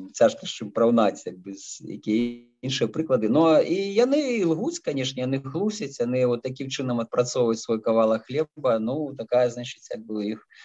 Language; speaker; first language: Belarusian; native; Belarusian